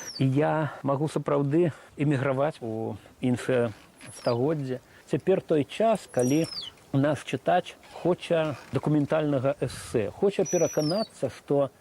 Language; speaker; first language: Belarusian; non-native, local second language; Russian